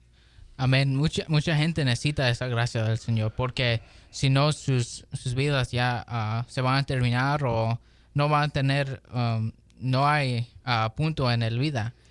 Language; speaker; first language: Spanish; early bilingual, heritage; Spanish